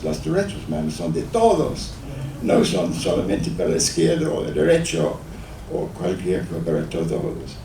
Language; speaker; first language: Spanish; non-native, fluent; English